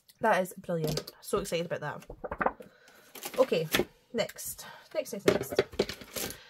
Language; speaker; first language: English; native; English